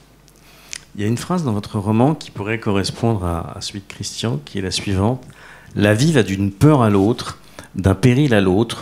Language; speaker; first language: French; native; French